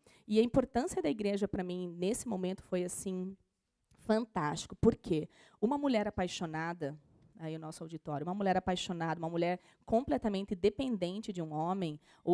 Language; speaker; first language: Portuguese; native; Portuguese